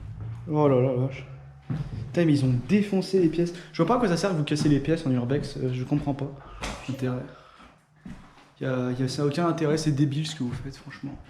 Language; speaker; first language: French; native; French